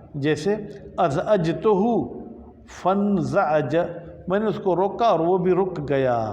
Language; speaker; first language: Urdu; non-native, local second language; Sindhi